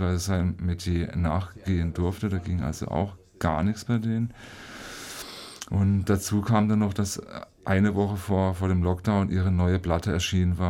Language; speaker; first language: German; native; German